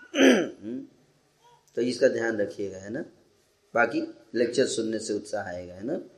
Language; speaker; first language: Hindi; native; Hindi